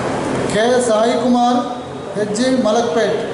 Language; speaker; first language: Telugu; native; Telugu